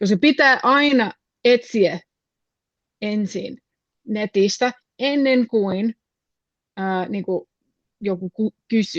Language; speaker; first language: Finnish; non-native, fluent; English